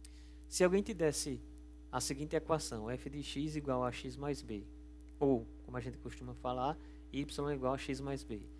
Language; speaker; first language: Portuguese; native; Portuguese